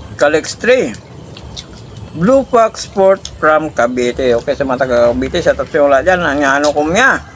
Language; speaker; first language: Filipino; non-native, local second language; Cebuano